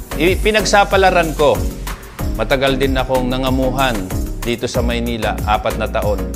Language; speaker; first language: Filipino; native; Filipino